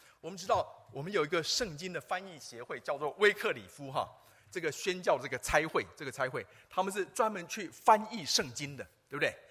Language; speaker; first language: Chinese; native; Chinese